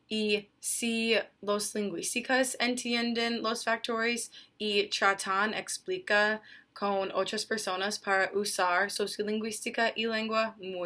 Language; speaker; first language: Spanish; non-native, learner; English